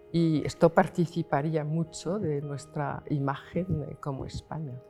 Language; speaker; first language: Spanish; non-native, fluent; French